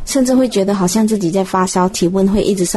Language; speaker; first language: Chinese; native; Chinese